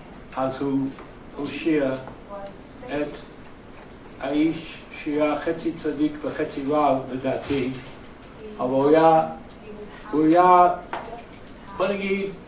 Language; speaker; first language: Hebrew; non-native, fluent; English